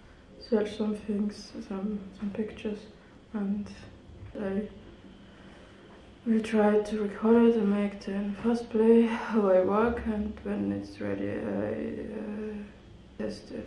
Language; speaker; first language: English; non-native, learner; German